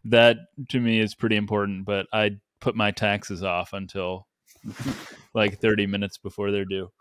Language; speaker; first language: English; native; English